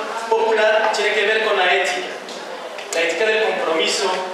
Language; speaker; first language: Spanish; non-native, fluent; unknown